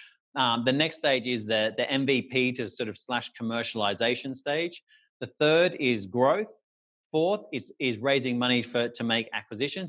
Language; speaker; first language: English; native; English